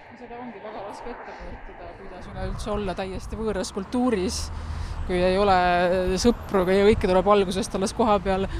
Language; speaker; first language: Estonian; native; Estonian